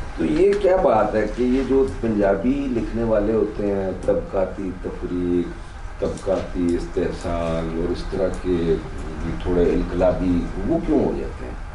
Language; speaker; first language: Urdu; non-native, local second language; Punjabi